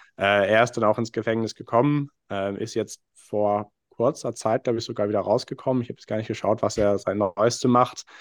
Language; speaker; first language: German; non-native, fluent; English